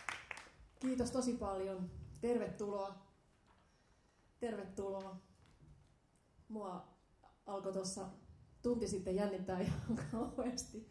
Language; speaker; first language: Finnish; native; Finnish